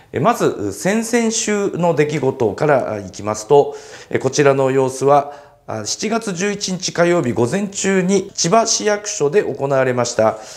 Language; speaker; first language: Japanese; native; Japanese